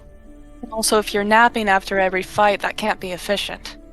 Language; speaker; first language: English; native; English